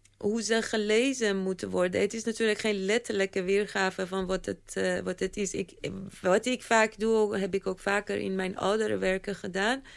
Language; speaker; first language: Dutch; non-native, fluent; Persian